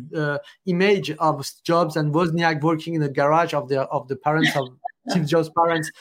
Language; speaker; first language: English; non-native, fluent; French